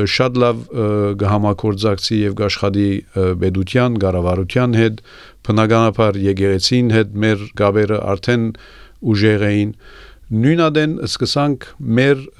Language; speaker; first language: Armenian; early bilingual, heritage; Armenian